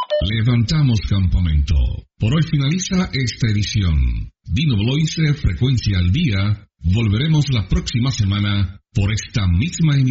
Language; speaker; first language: Spanish; native; Spanish